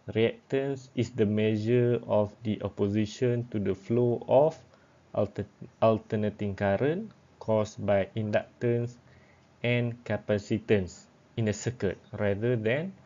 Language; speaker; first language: English; non-native, local second language; Malay